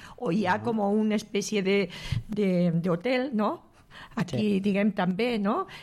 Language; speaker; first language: Catalan; native; Catalan